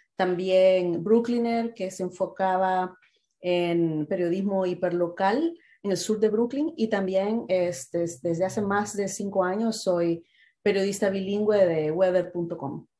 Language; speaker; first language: Spanish; native; Spanish